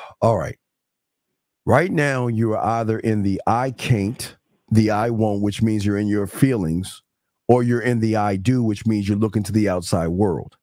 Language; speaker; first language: English; native; English